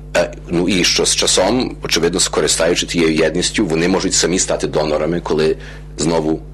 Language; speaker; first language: Ukrainian; early bilingual, heritage; Ukrainian